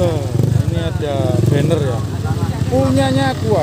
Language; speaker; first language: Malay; non-native, local second language; Javanese